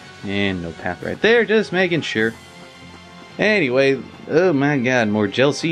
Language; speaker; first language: English; native; English